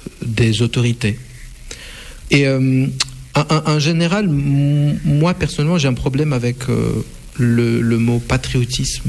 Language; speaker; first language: French; non-native, fluent; Russian